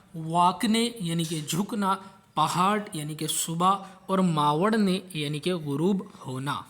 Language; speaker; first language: Urdu; non-native, local second language; Marathi